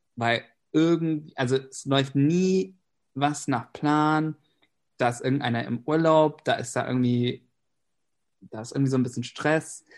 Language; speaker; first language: German; non-native, fluent; English